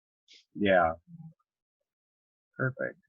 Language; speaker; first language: English; native; English